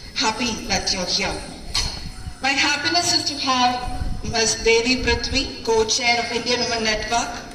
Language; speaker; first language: English; non-native, local second language; Tamil